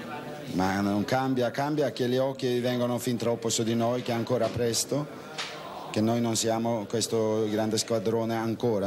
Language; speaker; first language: Italian; non-native, fluent; Swedish